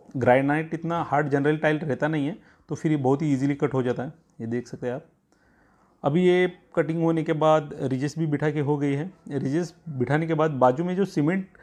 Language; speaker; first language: Hindi; non-native, local second language; Marathi